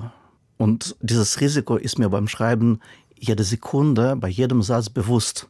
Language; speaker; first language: German; non-native, fluent; Russian